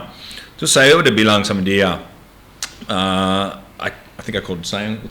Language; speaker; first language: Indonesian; non-native, learner; English